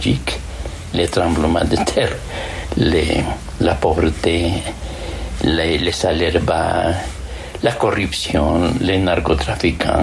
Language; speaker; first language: French; non-native, fluent; Spanish